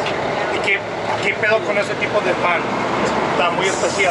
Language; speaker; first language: Spanish; non-native, learner; English